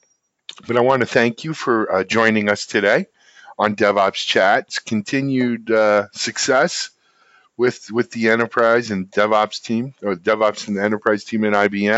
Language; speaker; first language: English; native; English